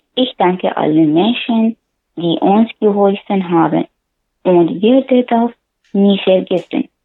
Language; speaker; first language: German; non-native, learner; Arabic